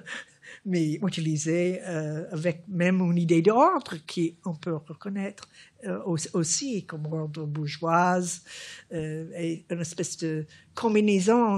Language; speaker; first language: French; non-native, fluent; English